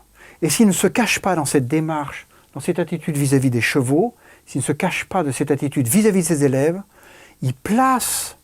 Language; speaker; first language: French; native; French